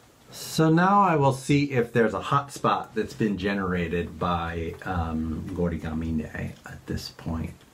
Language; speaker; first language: English; native; English